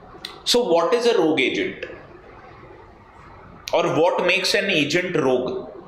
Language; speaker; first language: English; non-native, local second language; Hindi